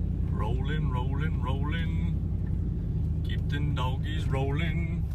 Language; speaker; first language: English; native; English